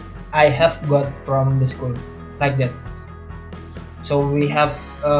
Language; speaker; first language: English; non-native, learner; Indonesian